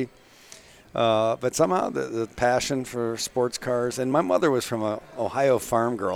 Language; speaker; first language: English; native; English